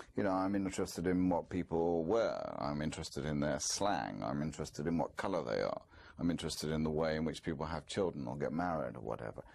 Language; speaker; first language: English; native; English